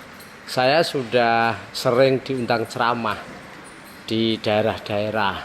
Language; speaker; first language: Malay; non-native, local second language; Javanese